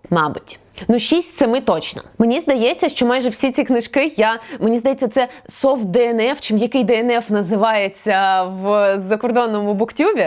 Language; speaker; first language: Ukrainian; native; Ukrainian